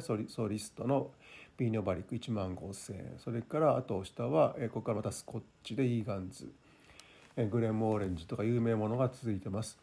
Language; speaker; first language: Japanese; native; Japanese